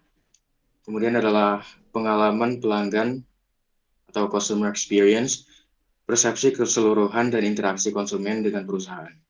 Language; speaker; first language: Indonesian; native; Indonesian